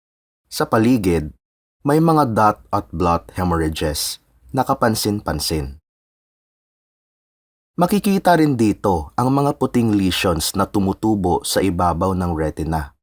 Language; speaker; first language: Filipino; native; Filipino